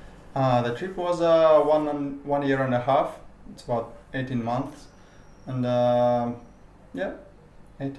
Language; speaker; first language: English; non-native, learner; Russian